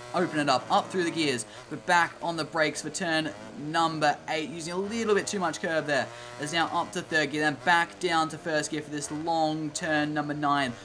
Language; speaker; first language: English; native; English